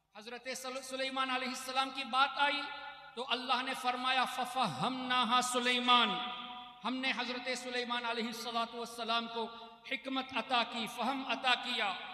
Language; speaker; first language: Urdu; non-native, fluent; Memoni